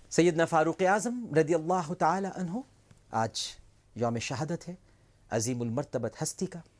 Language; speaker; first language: Urdu; native; Urdu